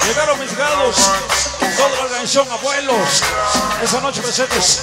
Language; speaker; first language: Spanish; native; Spanish